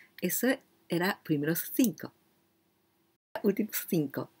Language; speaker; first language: Spanish; non-native, learner; Japanese